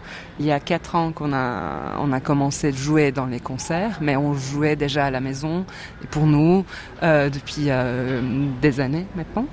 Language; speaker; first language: French; non-native, fluent; Turkish